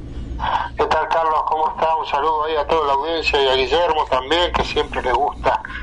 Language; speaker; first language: Spanish; native; Spanish